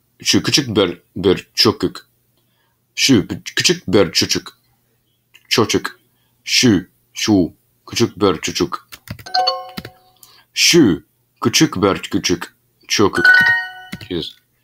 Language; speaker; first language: Turkish; non-native, learner; English